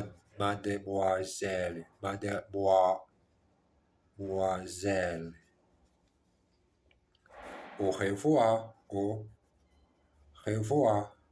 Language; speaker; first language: French; non-native, learner; Portuguese